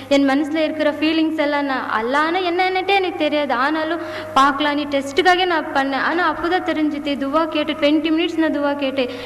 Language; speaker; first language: Tamil; non-native, local second language; Kannada